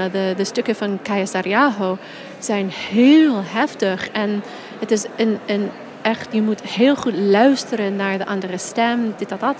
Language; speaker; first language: Dutch; non-native, fluent; English